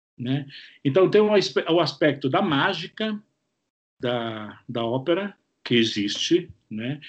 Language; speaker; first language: Portuguese; non-native, fluent; Italian